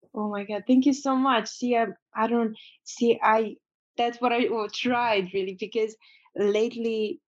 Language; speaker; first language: English; non-native, fluent; Romanian